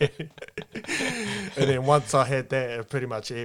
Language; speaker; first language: English; non-native, local second language; Māori